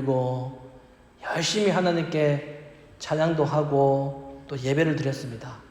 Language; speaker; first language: Korean; native; Korean